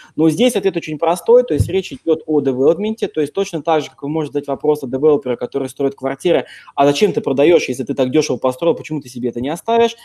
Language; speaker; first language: Russian; native; Russian